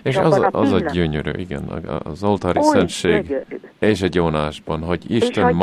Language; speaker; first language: Hungarian; non-native, fluent; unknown